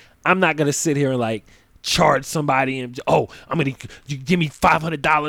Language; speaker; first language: English; native; English